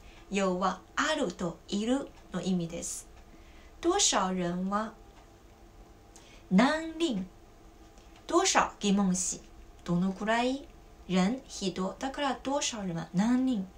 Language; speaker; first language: Japanese; non-native, fluent; Chinese